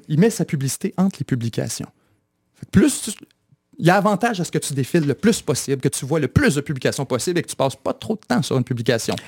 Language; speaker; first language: French; native; French